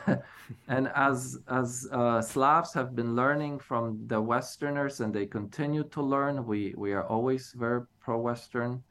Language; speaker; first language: English; non-native, fluent; Polish